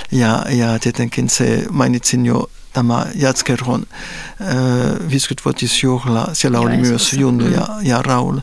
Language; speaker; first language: Finnish; non-native, fluent; Spanish